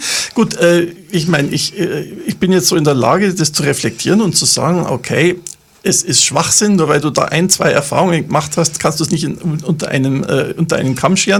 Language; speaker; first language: German; native; German